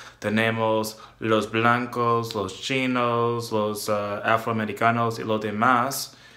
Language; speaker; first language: Spanish; non-native, learner; English